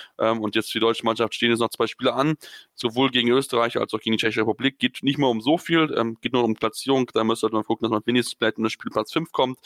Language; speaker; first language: German; native; German